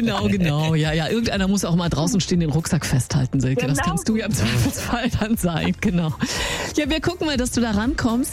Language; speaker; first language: German; native; German